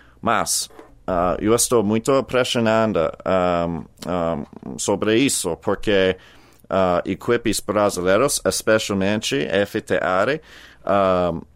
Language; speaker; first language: Portuguese; non-native, learner; English